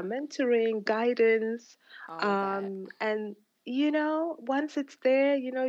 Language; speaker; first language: English; non-native, local second language; Ganda